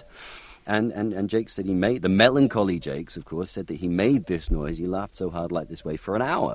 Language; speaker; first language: English; native; English